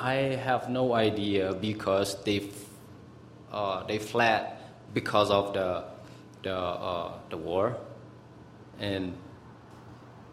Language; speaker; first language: English; non-native, fluent; Burmese